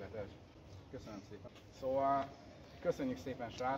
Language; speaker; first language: Hungarian; native; Hungarian